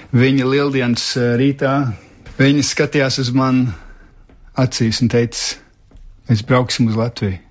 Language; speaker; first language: Latvian; early bilingual, heritage; Latvian